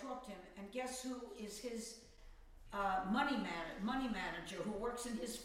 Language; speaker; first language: English; native; English